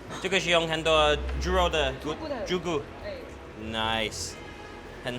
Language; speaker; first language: Chinese; non-native, fluent; English